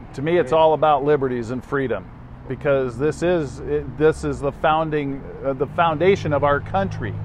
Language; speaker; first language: English; native; English